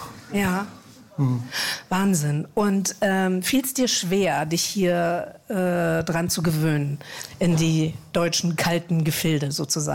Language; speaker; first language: German; native; German